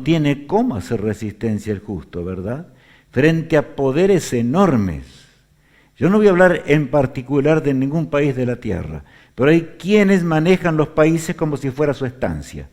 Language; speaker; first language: Spanish; native; Spanish